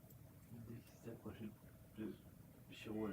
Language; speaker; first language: French; native; French